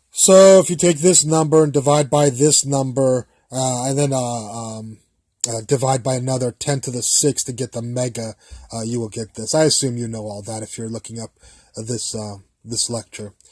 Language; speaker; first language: English; native; English